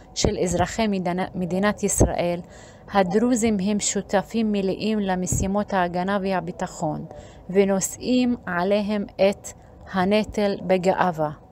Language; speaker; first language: Hebrew; non-native, local second language; Arabic